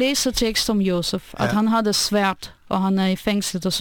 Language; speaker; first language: Danish; non-native, fluent; Russian